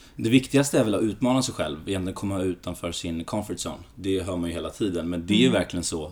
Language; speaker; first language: Swedish; early bilingual, other home language; Greek